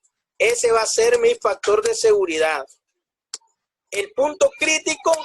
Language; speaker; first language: Spanish; native; Spanish